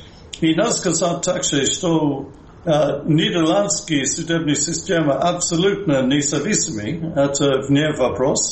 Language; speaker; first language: Russian; non-native, fluent; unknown